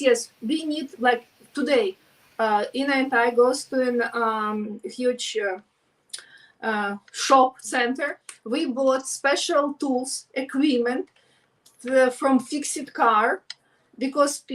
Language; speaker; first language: English; non-native, learner; Ukrainian